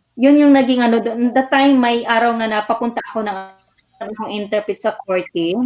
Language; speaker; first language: Filipino; non-native, local second language; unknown